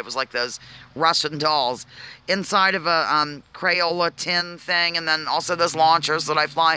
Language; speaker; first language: English; native; English